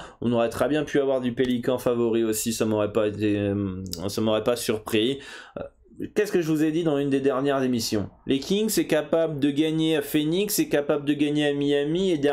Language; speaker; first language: French; native; French